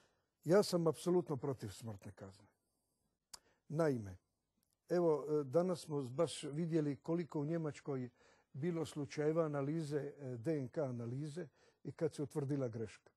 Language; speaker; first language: Croatian; native; Croatian